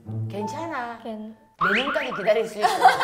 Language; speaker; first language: Korean; native; Korean